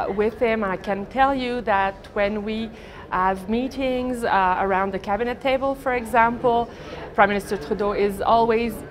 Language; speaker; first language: English; non-native, fluent; French